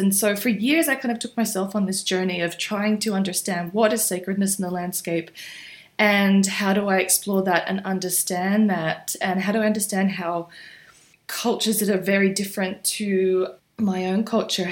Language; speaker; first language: English; native; English